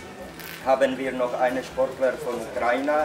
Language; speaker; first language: German; non-native, learner; Slovak